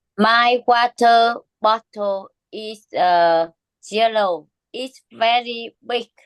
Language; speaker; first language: English; non-native, learner; Vietnamese